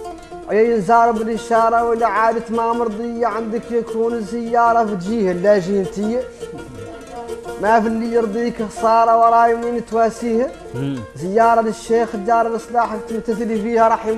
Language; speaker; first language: Arabic; native; Arabic